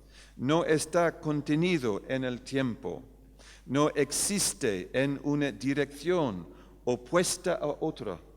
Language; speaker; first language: Spanish; non-native, fluent; English